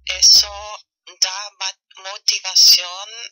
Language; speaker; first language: Spanish; non-native, fluent; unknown